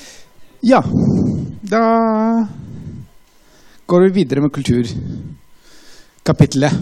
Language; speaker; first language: Norwegian; non-native, fluent; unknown